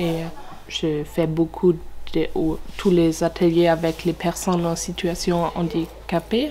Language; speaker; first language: French; non-native, learner; German